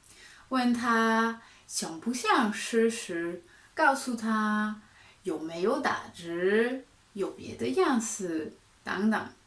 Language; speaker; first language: Chinese; non-native, fluent; French